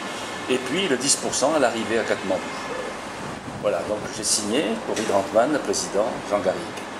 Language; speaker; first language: French; native; French